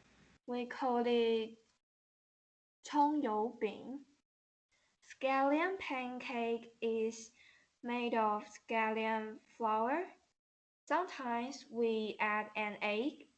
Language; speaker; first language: English; non-native, learner; Chinese